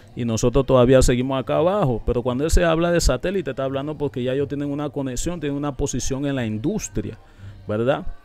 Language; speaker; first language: Spanish; non-native, local second language; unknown